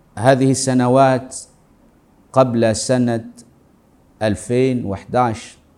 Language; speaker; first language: Arabic; non-native, fluent; Swahili